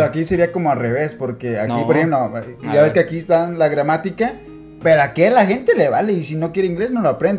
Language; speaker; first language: Spanish; native; Spanish